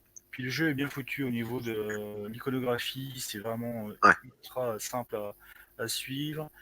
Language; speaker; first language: French; native; French